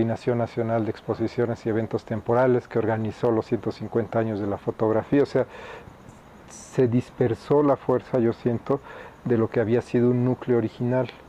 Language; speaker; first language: Spanish; native; Spanish